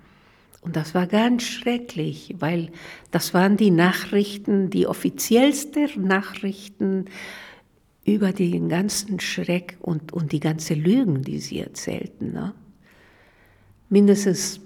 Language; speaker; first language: German; non-native, fluent; Spanish